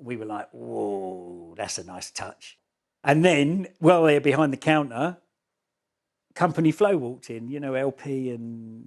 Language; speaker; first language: English; native; English